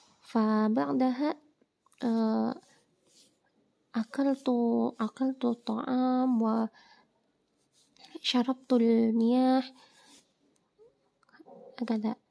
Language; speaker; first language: Arabic; non-native, learner; Indonesian